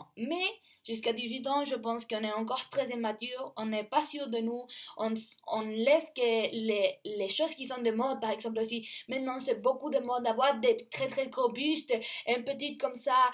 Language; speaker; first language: French; non-native, learner; Spanish